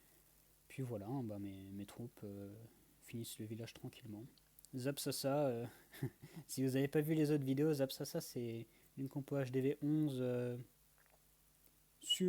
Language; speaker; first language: French; native; French